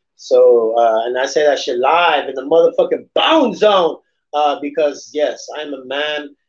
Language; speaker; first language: English; native; English